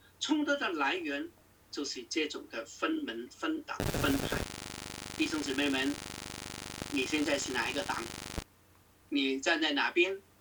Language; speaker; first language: Chinese; non-native, local second language; Cantonese